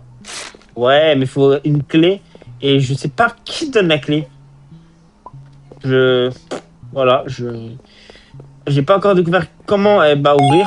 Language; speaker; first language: French; native; French